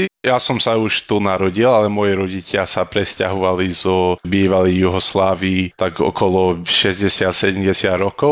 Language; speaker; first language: Slovak; early bilingual, heritage; Slovak